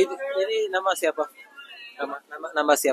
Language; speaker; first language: Indonesian; non-native, learner; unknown